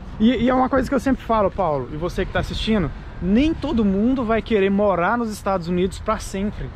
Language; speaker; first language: Portuguese; native; Portuguese